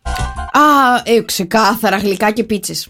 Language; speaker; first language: Greek; native; Greek